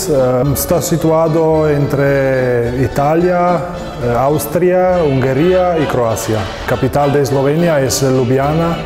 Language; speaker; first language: Spanish; non-native, fluent; Slovenian